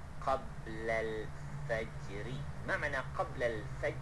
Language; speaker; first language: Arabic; non-native, fluent; Malay